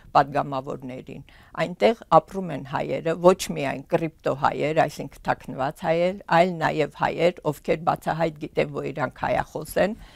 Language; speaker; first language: Armenian; native; Armenian